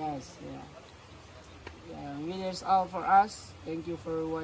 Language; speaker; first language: English; non-native, learner; Indonesian